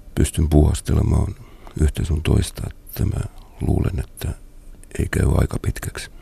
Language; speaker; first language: Finnish; native; Finnish